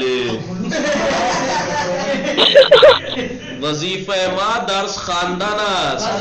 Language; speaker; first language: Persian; non-native, fluent; Urdu